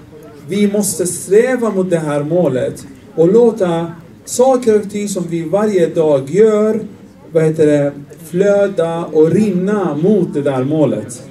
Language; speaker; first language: Swedish; non-native, fluent; Arabic